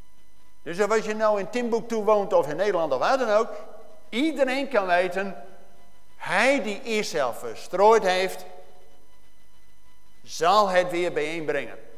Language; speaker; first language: Dutch; native; Dutch